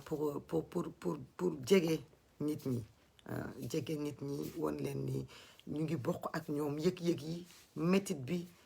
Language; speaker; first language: Wolof; non-native, local second language; Fula